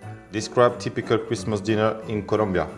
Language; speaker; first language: English; non-native, fluent; French